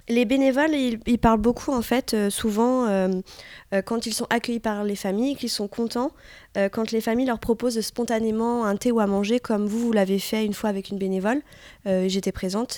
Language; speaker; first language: French; native; French